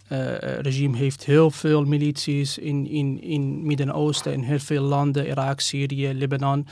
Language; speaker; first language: Dutch; non-native, fluent; Persian